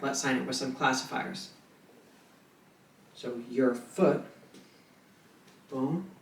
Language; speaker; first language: English; native; English